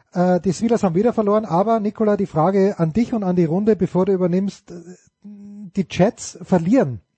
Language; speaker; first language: German; native; German